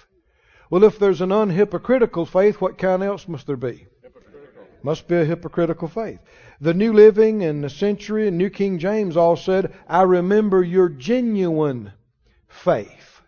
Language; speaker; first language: English; native; English